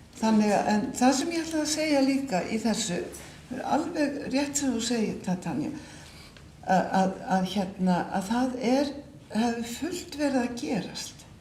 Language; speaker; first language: Icelandic; native; Icelandic